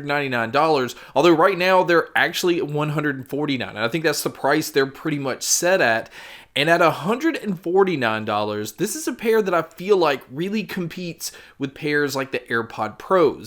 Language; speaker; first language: English; native; English